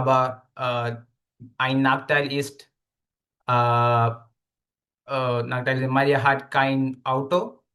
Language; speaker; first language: German; non-native, learner; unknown